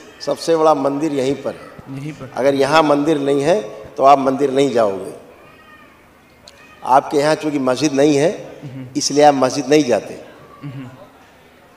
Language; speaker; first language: Hindi; native; Hindi